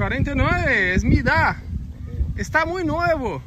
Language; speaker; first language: Spanish; non-native, learner; Portuguese